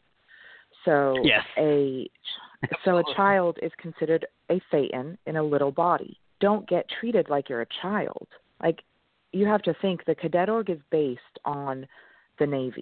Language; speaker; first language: English; non-native, local second language; French